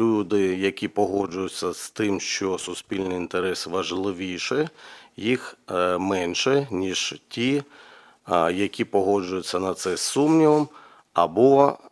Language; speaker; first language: Ukrainian; native; Ukrainian